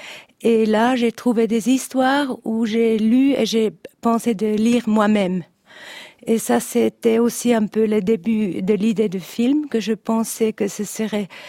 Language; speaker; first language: French; non-native, learner; Italian